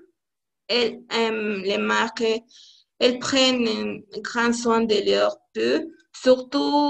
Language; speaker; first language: French; non-native, learner; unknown